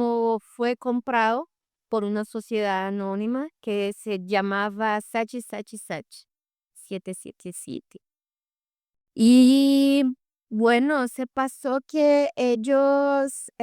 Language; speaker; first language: Spanish; non-native, fluent; Portuguese